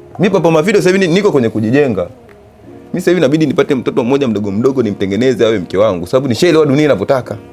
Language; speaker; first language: Swahili; native; Swahili